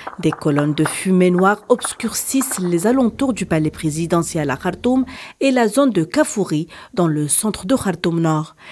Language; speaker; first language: French; non-native, local second language; Arabic